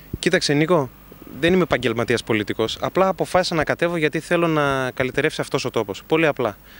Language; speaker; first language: Greek; early bilingual, heritage; Greek